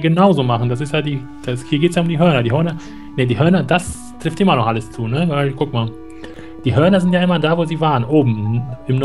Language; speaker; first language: German; native; German